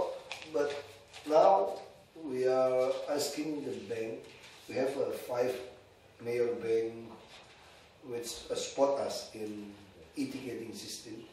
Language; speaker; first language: English; non-native, learner; Indonesian